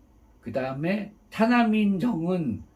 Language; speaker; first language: Korean; native; Korean